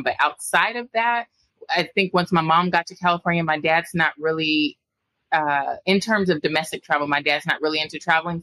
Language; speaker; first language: English; native; English